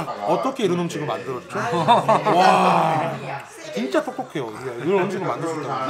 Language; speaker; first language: Korean; native; Korean